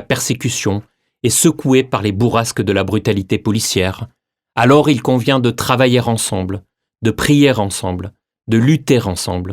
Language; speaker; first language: French; native; French